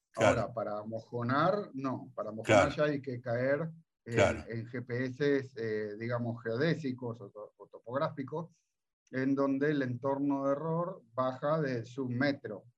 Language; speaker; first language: Spanish; native; Spanish